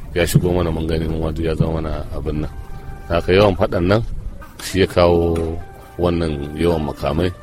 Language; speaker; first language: Hausa; native; Hausa